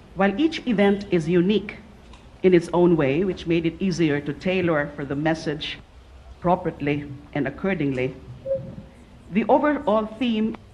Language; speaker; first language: English; non-native, local second language; Filipino